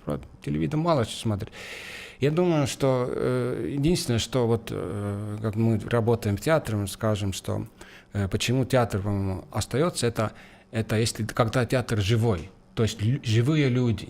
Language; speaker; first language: Russian; non-native, fluent; Estonian